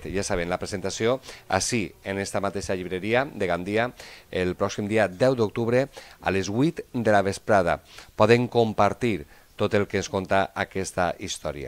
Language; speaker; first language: Catalan; native; Catalan